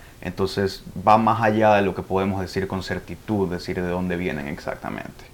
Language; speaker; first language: Spanish; early bilingual, heritage; Spanish